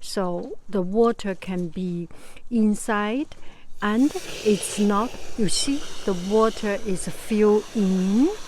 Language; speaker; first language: English; non-native, fluent; Chinese